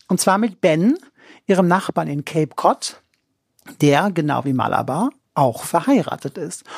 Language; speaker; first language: German; native; German